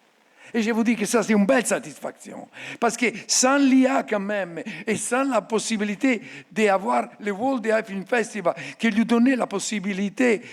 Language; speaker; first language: French; non-native, fluent; Italian